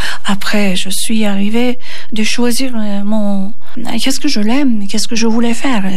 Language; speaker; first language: French; non-native, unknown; Turkish